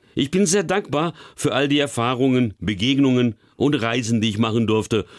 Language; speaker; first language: German; early bilingual, other home language; Hungarian